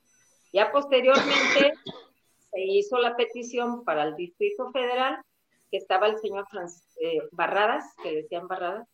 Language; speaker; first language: Spanish; native; Spanish